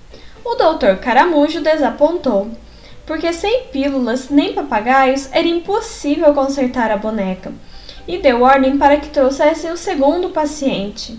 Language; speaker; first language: Portuguese; native; Portuguese